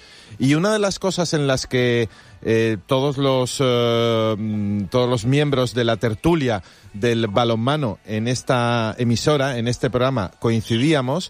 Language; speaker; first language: Spanish; native; Spanish